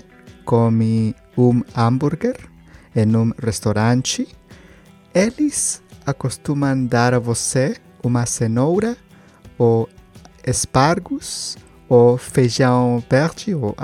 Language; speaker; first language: Portuguese; non-native, learner; Spanish